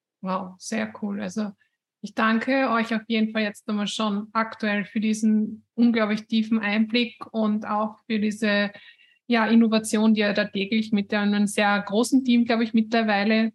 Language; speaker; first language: German; native; German